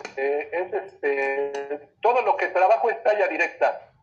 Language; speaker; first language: Spanish; native; Spanish